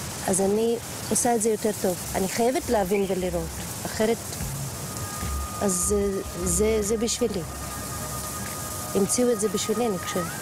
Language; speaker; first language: Hebrew; non-native, fluent; Russian